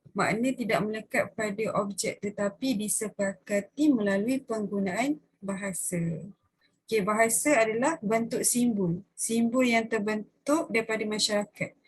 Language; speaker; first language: Malay; native; Malay